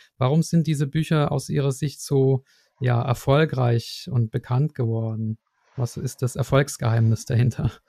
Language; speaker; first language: German; native; German